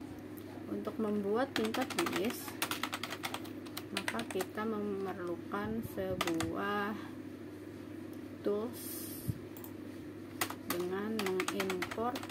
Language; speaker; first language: Indonesian; native; Indonesian